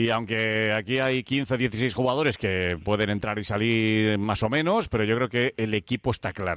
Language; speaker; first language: Spanish; native; Spanish